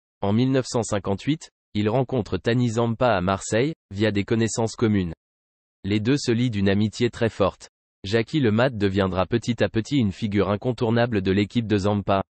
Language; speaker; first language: French; native; French